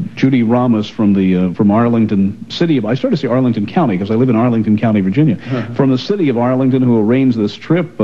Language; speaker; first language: English; native; English